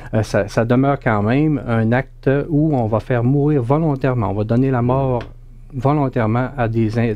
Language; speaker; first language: French; native; French